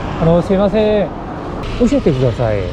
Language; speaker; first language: Japanese; non-native, learner; Korean